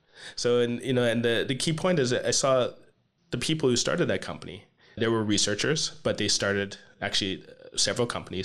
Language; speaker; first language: English; native; English